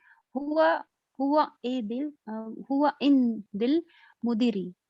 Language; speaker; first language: Arabic; non-native, learner; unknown